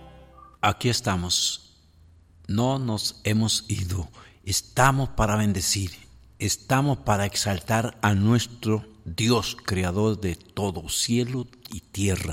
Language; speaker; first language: Spanish; native; Spanish